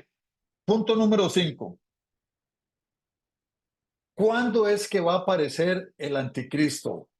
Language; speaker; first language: Spanish; native; Spanish